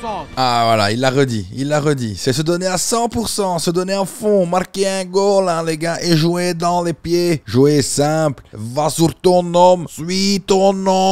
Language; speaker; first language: French; native; French